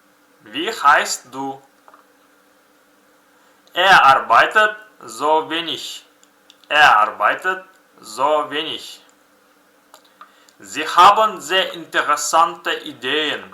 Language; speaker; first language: German; non-native, fluent; Uzbek